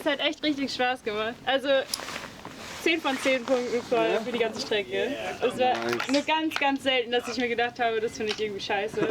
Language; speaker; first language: German; native; German